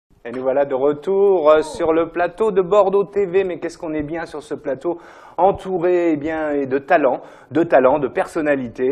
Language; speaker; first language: French; native; French